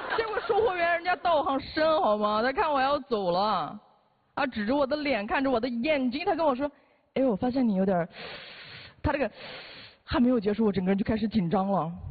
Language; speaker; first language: Chinese; non-native, local second language; Uyghur